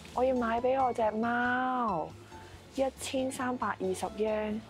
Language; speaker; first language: Cantonese; native; Cantonese